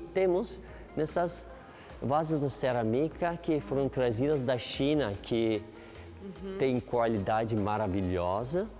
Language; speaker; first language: Portuguese; non-native, learner; Turkish